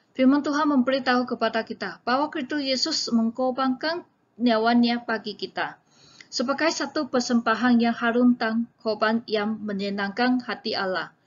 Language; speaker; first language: Malay; non-native, local second language; Chinese